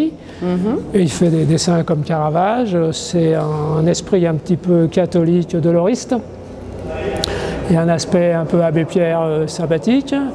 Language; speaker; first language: French; native; French